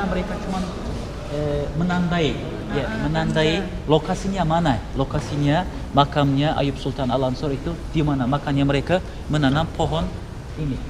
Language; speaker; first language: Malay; non-native, fluent; Turkish